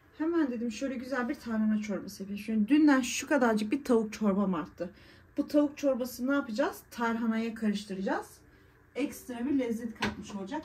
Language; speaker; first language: Turkish; early bilingual, heritage; Turkish